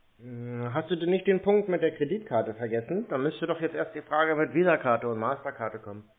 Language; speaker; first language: German; native; German